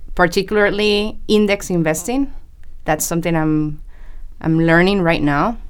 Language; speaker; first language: English; non-native, fluent; Spanish